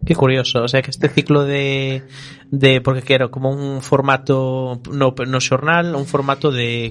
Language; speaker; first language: Galician; non-native, local second language; Spanish